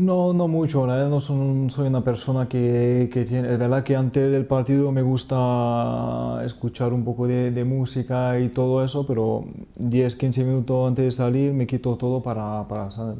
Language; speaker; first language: Spanish; non-native, fluent; French